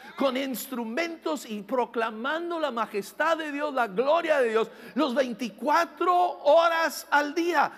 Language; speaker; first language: Spanish; non-native, fluent; English